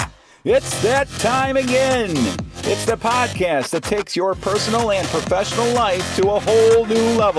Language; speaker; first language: English; native; English